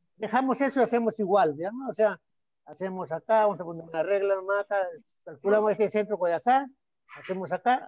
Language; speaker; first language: Spanish; native; Spanish